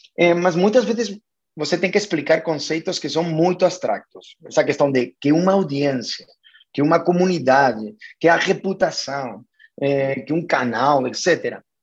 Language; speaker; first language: Portuguese; non-native, fluent; Spanish